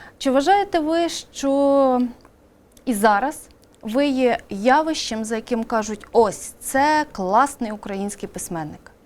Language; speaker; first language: Ukrainian; native; Ukrainian